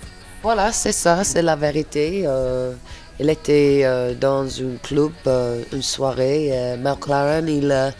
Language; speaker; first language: French; non-native, fluent; English